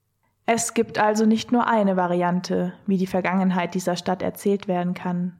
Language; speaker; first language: German; native; German